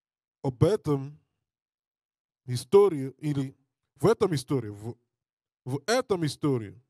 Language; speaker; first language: Russian; non-native, learner; English